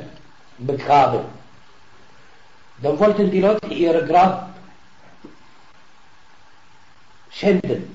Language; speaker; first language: German; non-native, fluent; Arabic